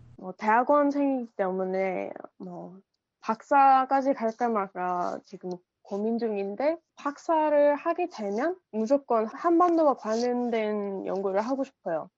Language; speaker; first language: Korean; non-native, fluent; English